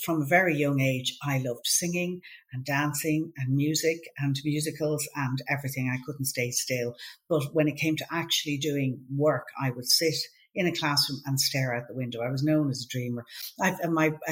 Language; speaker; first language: English; native; English